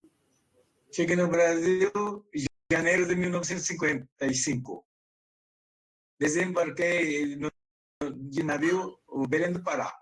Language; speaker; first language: Portuguese; non-native, learner; Japanese